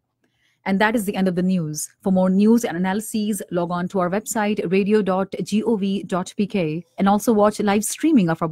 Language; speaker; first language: English; non-native, local second language; Urdu